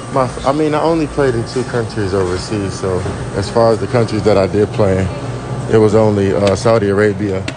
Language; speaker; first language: English; native; English